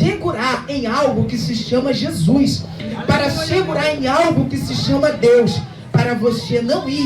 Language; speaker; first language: Portuguese; native; Portuguese